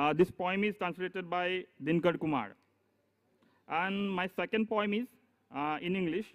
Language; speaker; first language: English; non-native, local second language; Assamese